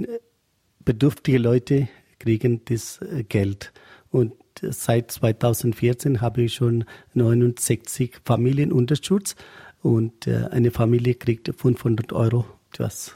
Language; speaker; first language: German; non-native, learner; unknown